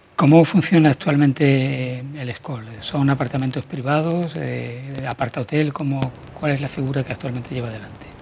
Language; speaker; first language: Spanish; native; Spanish